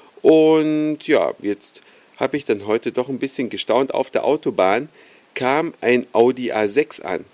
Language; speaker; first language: German; native; German